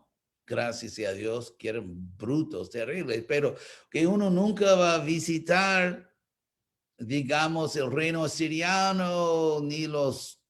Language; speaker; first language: Spanish; non-native, fluent; English